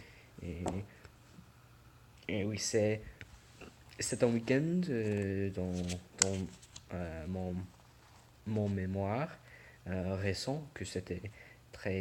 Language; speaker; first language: French; non-native, learner; English